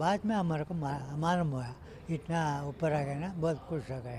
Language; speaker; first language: Hindi; non-native, local second language; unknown